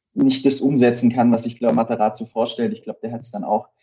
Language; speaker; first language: German; native; German